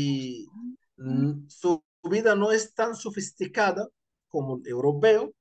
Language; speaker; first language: Spanish; non-native, fluent; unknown